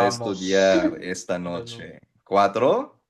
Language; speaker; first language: Spanish; non-native, fluent; Filipino